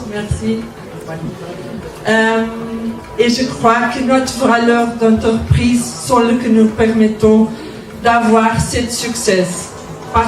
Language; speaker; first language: French; non-native, learner; Portuguese